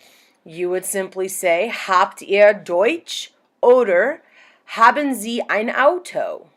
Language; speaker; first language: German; non-native, learner; English